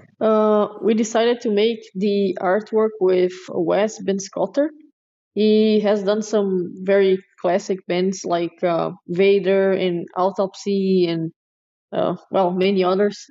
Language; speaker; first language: English; non-native, fluent; Portuguese